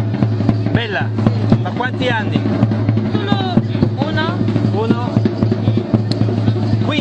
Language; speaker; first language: Italian; native; Italian